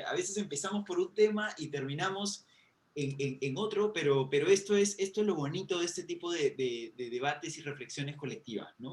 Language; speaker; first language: Spanish; native; Spanish